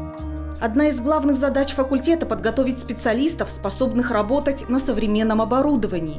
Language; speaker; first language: Russian; native; Russian